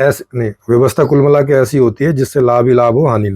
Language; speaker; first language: Hindi; native; Hindi